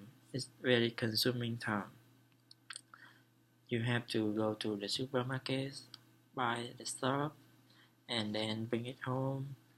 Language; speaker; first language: English; non-native, learner; Vietnamese